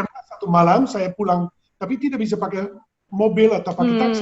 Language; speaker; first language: Indonesian; non-native, fluent; Dutch